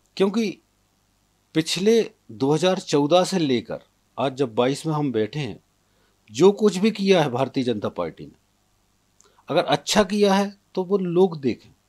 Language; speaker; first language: Hindi; native; Hindi